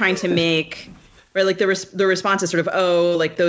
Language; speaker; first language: English; native; English